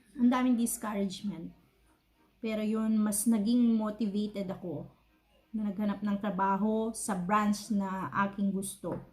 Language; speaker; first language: Filipino; native; Filipino